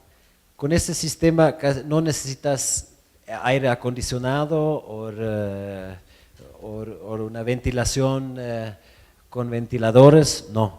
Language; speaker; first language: Spanish; non-native, fluent; German